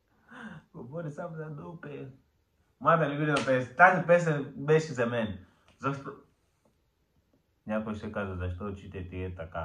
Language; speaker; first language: Bulgarian; non-native, learner; Portuguese